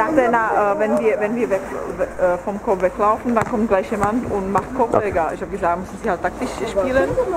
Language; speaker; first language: German; non-native, fluent; Czech